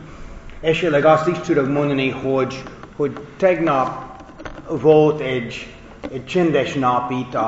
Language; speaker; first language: Hungarian; non-native, fluent; English